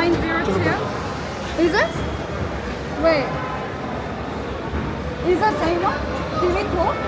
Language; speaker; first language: English; non-native, learner; Korean